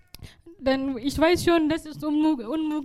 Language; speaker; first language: German; non-native, learner; Indonesian